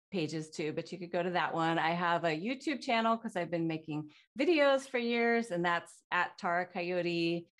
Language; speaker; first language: English; native; English